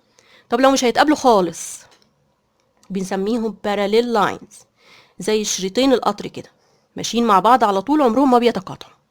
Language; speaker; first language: Arabic; native; Arabic